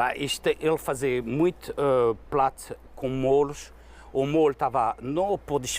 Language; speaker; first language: Portuguese; non-native, learner; French